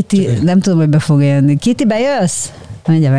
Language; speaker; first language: Hungarian; native; Hungarian